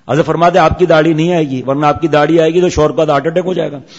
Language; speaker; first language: Urdu; non-native, local second language; Memoni